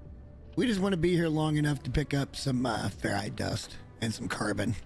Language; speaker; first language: English; native; English